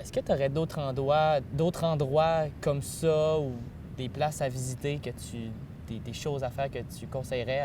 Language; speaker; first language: French; native; French